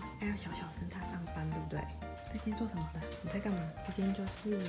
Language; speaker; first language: Chinese; native; Chinese